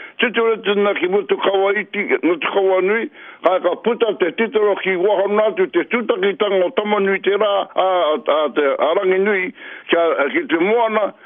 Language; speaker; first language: Māori; native; Māori